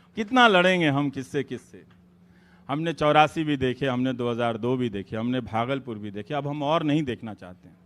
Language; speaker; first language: Hindi; native; Hindi